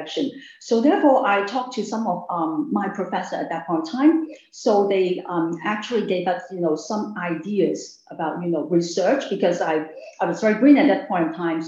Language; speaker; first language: English; non-native, local second language; Cantonese